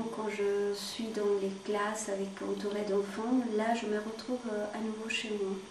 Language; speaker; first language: French; non-native, fluent; Spanish